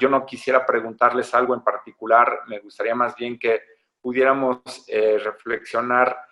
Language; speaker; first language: Spanish; native; Spanish